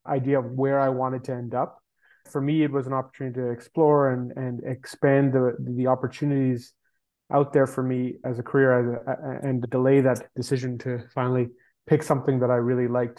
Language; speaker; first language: English; native; English